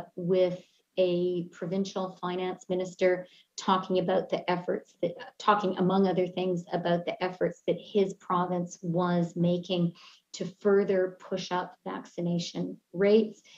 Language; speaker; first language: English; native; English